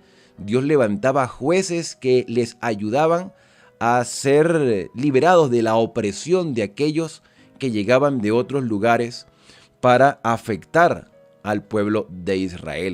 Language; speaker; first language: Spanish; native; Spanish